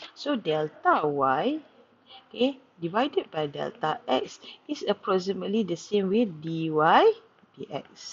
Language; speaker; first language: English; non-native, local second language; Malay